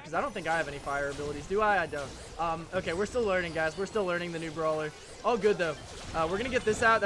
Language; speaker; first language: English; native; English